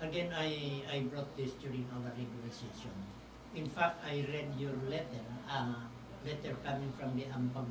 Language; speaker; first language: English; non-native, local second language; Filipino